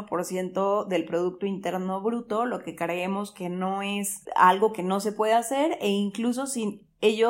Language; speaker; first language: Spanish; native; Spanish